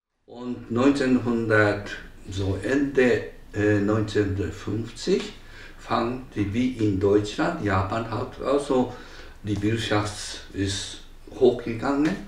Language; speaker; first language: German; non-native, learner; Japanese